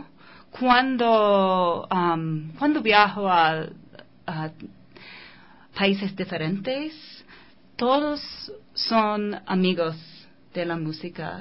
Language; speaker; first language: Spanish; non-native, learner; English